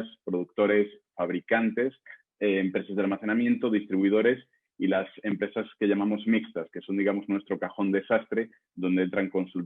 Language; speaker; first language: Spanish; native; Spanish